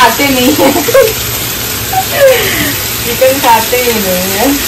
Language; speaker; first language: Hindi; native; Hindi